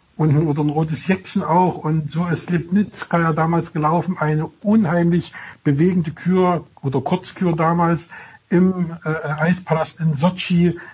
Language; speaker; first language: German; native; German